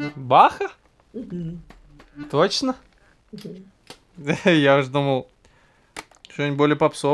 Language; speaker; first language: Russian; native; Russian